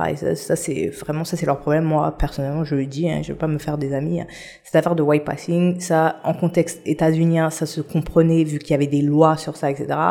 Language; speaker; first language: French; non-native, local second language; Haitian Creole